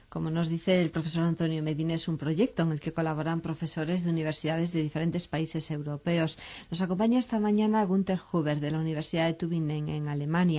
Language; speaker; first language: Spanish; native; Spanish